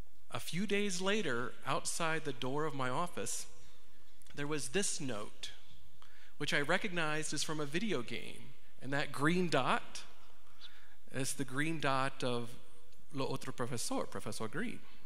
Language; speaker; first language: English; native; English